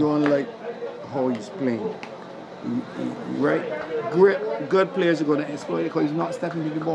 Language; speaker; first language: English; native; English